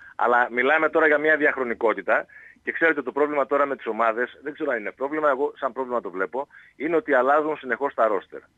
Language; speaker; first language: Greek; native; Greek